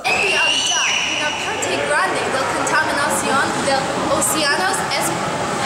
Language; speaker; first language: Spanish; non-native, learner; English